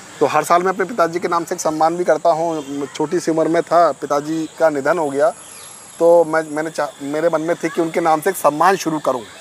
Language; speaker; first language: Hindi; native; Hindi